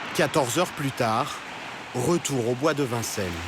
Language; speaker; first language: French; native; French